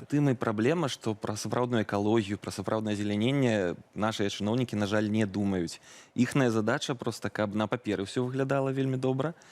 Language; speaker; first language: Belarusian; native; Belarusian